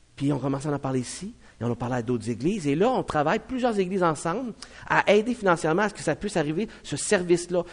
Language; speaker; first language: French; native; French